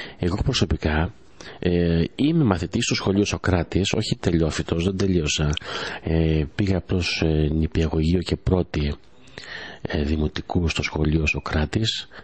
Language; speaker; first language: Greek; early bilingual, heritage; Greek